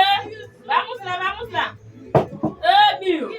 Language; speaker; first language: Portuguese; non-native, learner; Haitian Creole